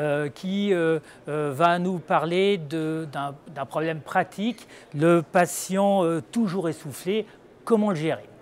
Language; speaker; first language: French; native; French